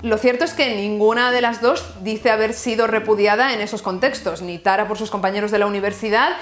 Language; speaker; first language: Spanish; native; Spanish